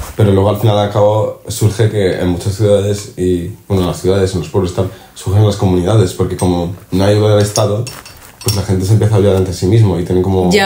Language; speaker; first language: Spanish; non-native, fluent; Czech